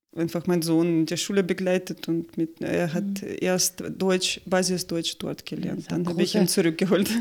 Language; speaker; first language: German; non-native, fluent; Ukrainian